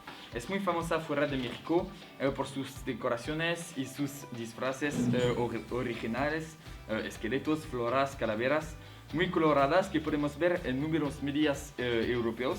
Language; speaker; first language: Spanish; non-native, learner; French